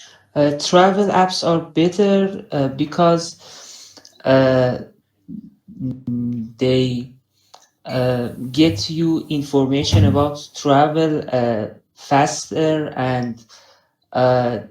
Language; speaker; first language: English; non-native, learner; Persian